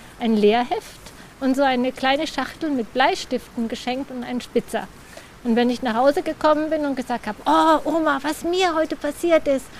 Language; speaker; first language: German; native; German